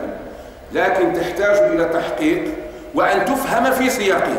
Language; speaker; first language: Arabic; native; Arabic